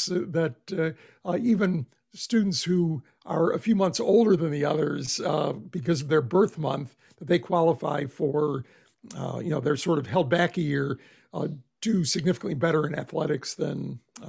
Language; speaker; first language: English; native; English